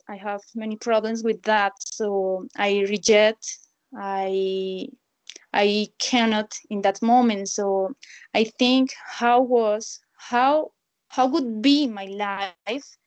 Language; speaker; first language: English; non-native, learner; Spanish